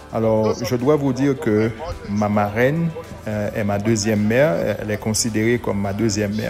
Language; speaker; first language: French; non-native, local second language; Haitian Creole